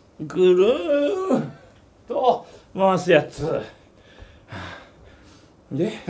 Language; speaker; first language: Japanese; native; Japanese